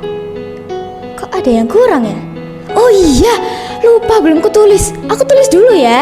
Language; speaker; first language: Indonesian; native; Indonesian